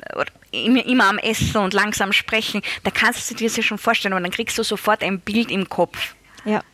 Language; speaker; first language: German; native; German